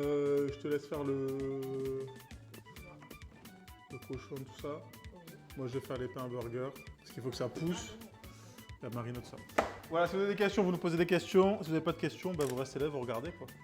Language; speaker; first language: French; native; French